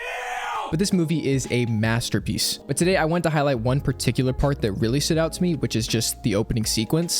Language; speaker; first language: English; native; English